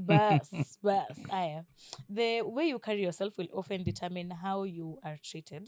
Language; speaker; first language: English; non-native, local second language; Swahili